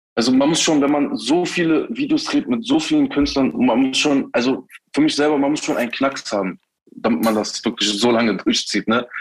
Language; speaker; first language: German; early bilingual, other home language; Turkish